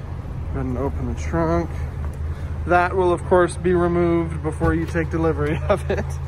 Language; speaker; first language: English; native; English